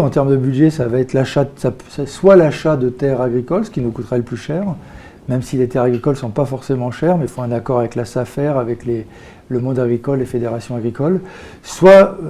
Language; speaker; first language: French; native; French